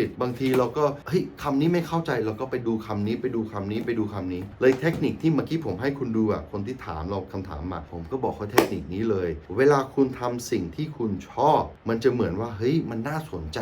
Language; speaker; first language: Thai; non-native, fluent; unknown